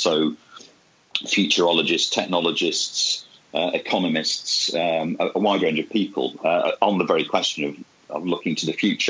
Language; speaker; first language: English; native; English